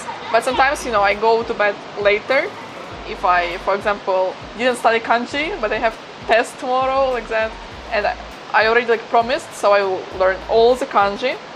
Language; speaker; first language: English; non-native, fluent; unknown